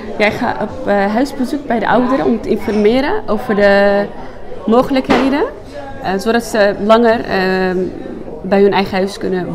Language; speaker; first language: Dutch; non-native, fluent; Turkish